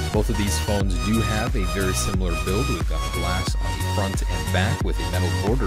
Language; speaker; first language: English; native; English